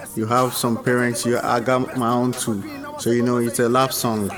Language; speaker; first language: English; non-native, local second language; Ewe